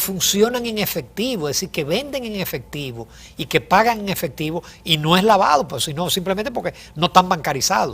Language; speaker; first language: Spanish; native; Spanish